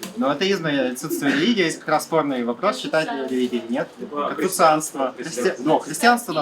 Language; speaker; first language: Russian; native; Russian